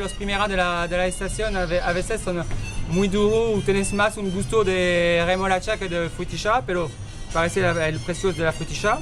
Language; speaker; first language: Spanish; non-native, learner; French